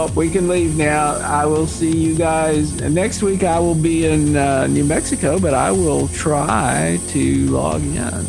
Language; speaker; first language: English; native; English